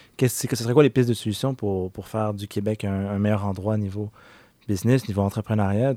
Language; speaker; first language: French; native; French